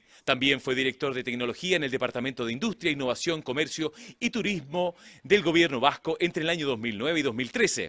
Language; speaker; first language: Spanish; native; Spanish